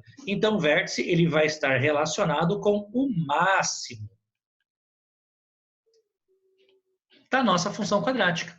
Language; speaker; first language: Portuguese; native; Portuguese